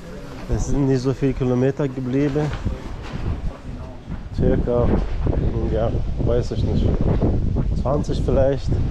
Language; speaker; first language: German; non-native, learner; Russian